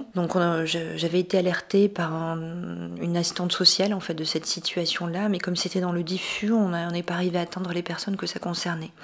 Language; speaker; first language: French; native; French